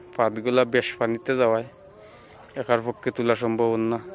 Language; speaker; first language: Bangla; non-native, local second language; Sylheti